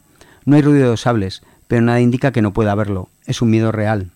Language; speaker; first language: Spanish; native; Spanish